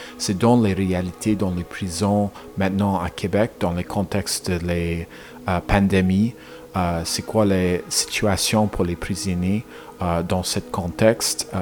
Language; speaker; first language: French; non-native, learner; English